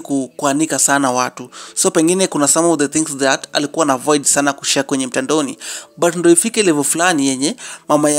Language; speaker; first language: Swahili; non-native, local second language; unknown